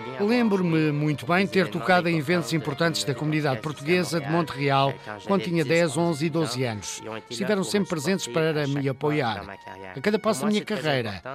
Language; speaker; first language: Portuguese; early bilingual, heritage; Portuguese